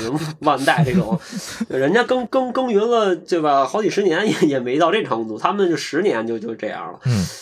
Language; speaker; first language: Chinese; native; Chinese